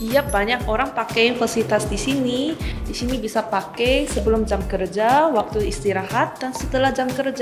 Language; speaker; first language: Indonesian; non-native, learner; Korean